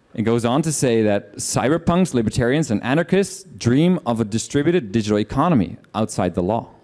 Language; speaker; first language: English; non-native, fluent; Dutch